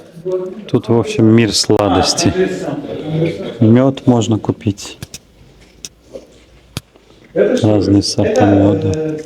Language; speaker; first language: Russian; native; Russian